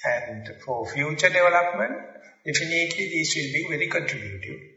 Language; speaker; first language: English; non-native, local second language; Sinhala